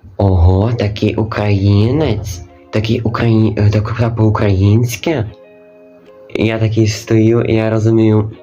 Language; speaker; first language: Ukrainian; non-native, local second language; Russian